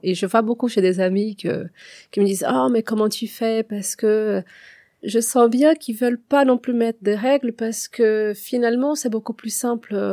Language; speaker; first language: French; non-native, fluent; Portuguese